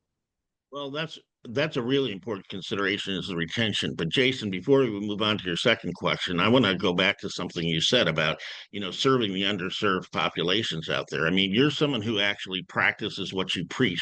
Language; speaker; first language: English; native; English